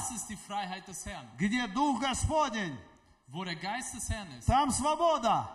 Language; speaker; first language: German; non-native, fluent; Russian